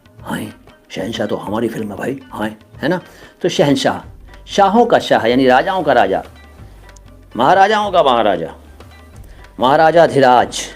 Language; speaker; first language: Hindi; native; Hindi